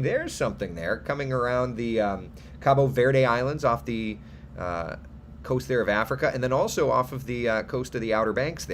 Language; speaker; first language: English; native; English